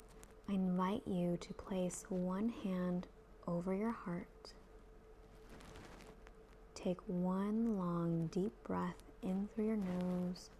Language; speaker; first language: English; native; English